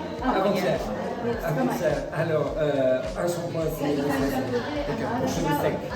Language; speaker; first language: French; native; French